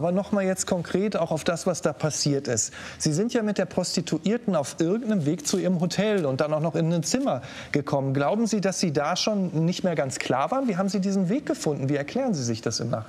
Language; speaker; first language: German; native; German